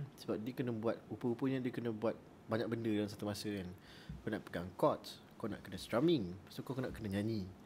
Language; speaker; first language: Malay; native; Malay